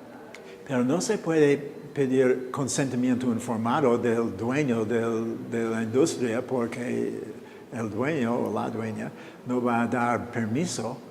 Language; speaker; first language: Spanish; non-native, fluent; English